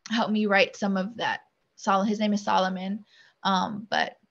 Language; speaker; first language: English; native; English